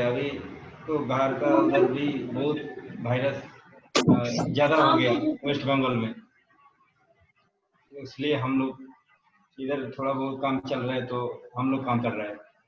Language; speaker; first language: Hindi; non-native, local second language; Bangla